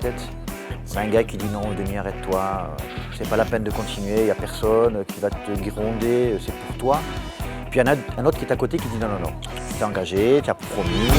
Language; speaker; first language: French; native; French